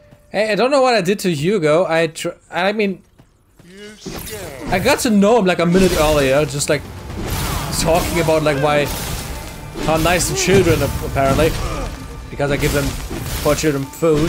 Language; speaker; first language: English; non-native, fluent; German